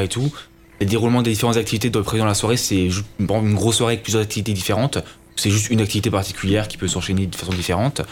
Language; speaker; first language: French; native; French